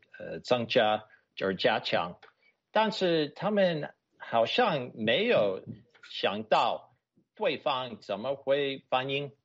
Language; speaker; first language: Chinese; non-native, fluent; English